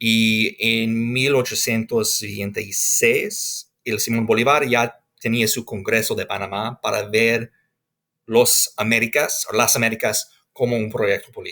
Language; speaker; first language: Spanish; non-native, fluent; English